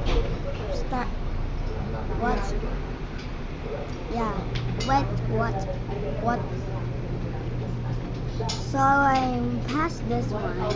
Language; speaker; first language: English; non-native, local second language; Filipino